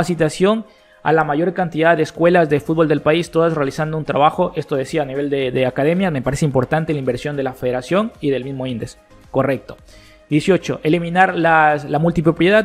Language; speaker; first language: Spanish; native; Spanish